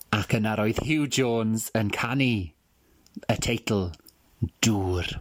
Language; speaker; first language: Welsh; non-native, fluent; English